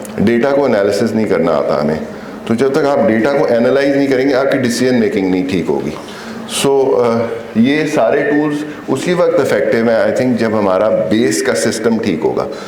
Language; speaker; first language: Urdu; native; Urdu